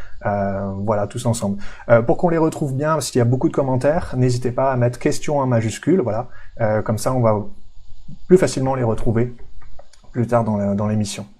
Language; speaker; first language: French; native; French